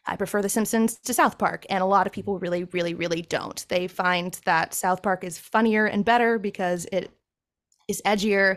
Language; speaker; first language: English; native; English